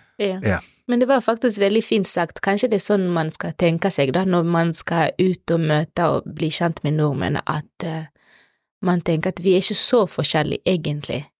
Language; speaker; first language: Norwegian; non-native, fluent; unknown